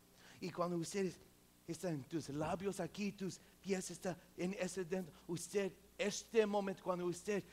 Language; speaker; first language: Spanish; non-native, local second language; English